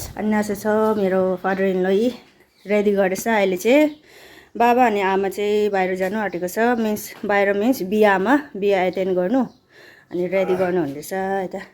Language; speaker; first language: Nepali; native; Nepali